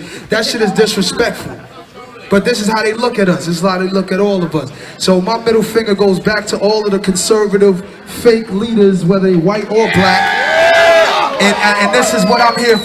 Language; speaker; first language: English; native; English